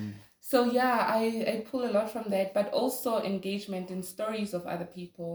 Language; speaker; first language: English; non-native, local second language; Zulu